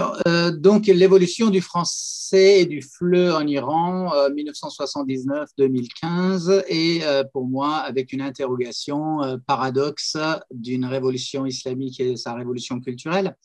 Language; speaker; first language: French; non-native, fluent; Persian